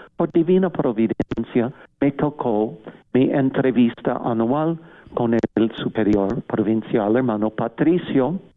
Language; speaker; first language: Spanish; non-native, fluent; English